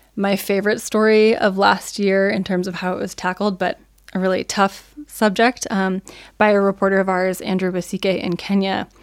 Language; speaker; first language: English; native; English